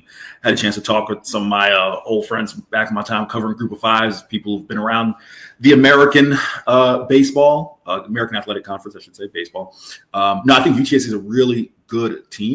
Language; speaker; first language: English; native; English